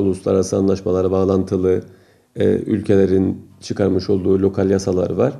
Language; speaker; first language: Turkish; native; Turkish